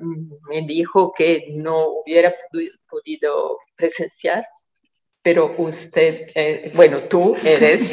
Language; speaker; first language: Spanish; non-native, fluent; Italian